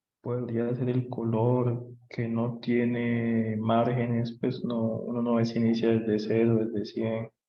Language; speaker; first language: Spanish; native; Spanish